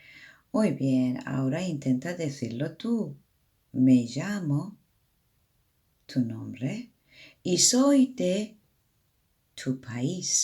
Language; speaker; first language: Spanish; non-native, learner; Persian